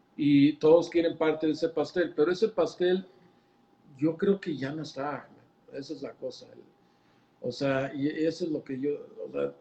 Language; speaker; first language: Spanish; native; Spanish